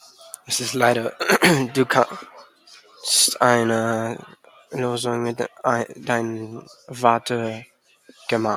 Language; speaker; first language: German; non-native, learner; English